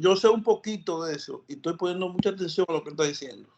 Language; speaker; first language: Spanish; native; Spanish